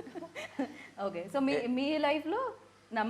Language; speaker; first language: Telugu; native; Telugu